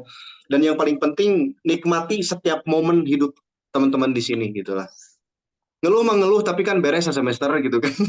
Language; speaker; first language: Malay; non-native, local second language; Sundanese